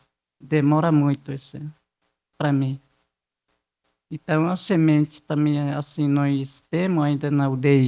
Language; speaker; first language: Portuguese; non-native, local second language; Guarani